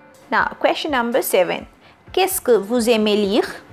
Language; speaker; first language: French; non-native, fluent; Hindi